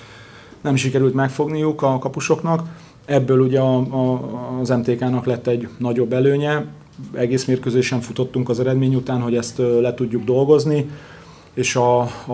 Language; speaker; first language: Hungarian; native; Hungarian